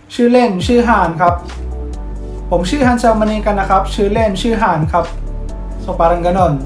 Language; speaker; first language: Thai; non-native, fluent; Filipino